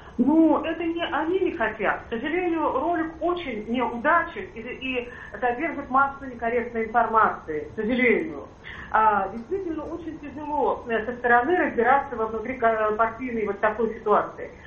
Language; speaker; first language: Russian; native; Russian